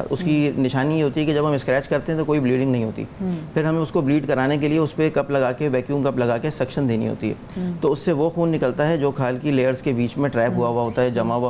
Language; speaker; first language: Urdu; native; Urdu